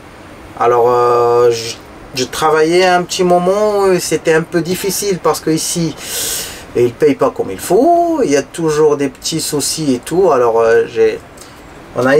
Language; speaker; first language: French; non-native, local second language; Arabic